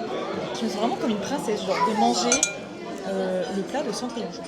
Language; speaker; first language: French; native; French